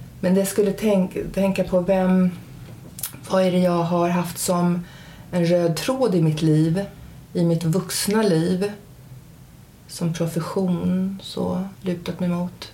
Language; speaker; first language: Swedish; early bilingual, heritage; Swedish